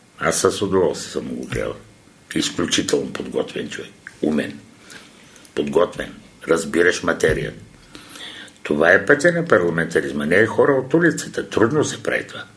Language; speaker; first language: Bulgarian; non-native, local second language; Turkish